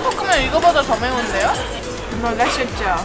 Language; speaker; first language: Korean; non-native, fluent; Turkish